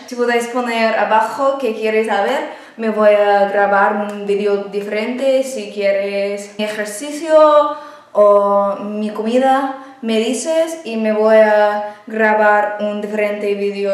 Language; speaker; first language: Spanish; non-native, learner; English